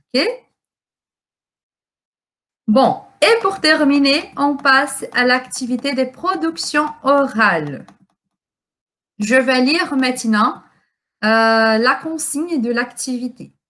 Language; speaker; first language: French; non-native, fluent; Portuguese